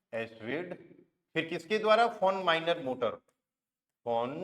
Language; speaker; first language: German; non-native, fluent; Hindi